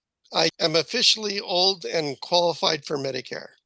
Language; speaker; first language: English; native; English